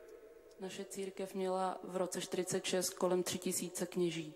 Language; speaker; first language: Czech; non-native, fluent; Ukrainian